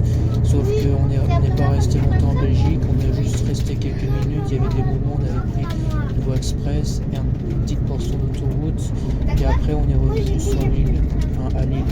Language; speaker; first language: French; native; French